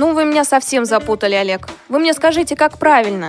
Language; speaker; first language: Russian; native; Russian